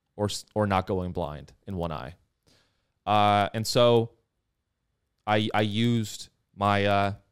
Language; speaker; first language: English; native; English